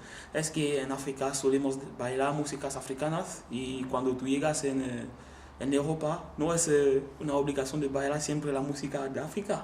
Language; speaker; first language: Spanish; non-native, learner; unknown